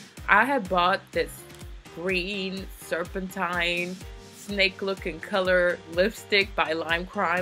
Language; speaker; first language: English; native; English